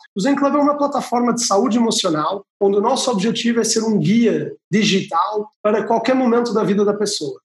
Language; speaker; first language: Portuguese; native; Portuguese